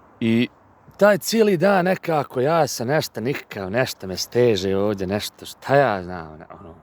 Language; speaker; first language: Bosnian; native; Bosnian